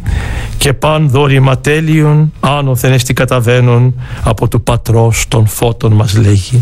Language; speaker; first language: Greek; native; Greek